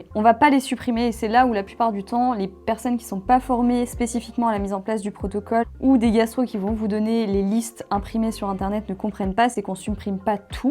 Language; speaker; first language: French; native; French